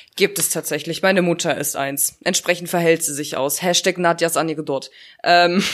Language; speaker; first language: German; early bilingual, other home language; Russian